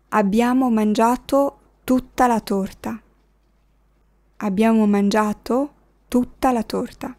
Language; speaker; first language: Italian; non-native, fluent; Arabic